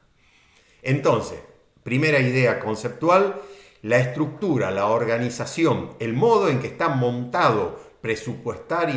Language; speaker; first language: Spanish; native; Spanish